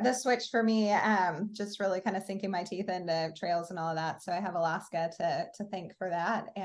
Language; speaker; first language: English; native; English